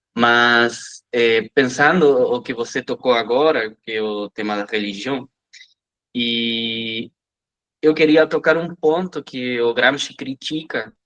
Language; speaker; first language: Portuguese; non-native, fluent; Spanish